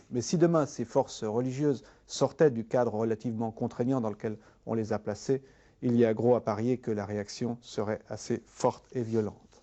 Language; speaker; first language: French; native; French